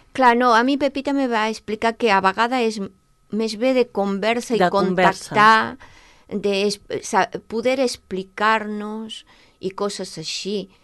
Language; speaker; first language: Catalan; non-native, local second language; Spanish